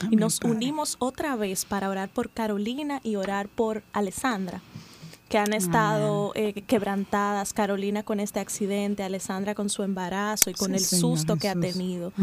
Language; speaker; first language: Spanish; native; Spanish